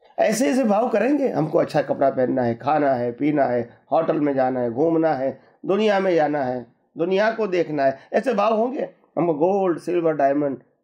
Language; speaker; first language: Hindi; non-native, local second language; Gujarati